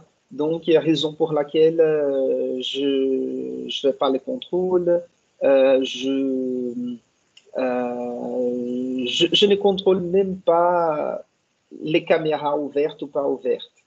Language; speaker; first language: French; non-native, fluent; Portuguese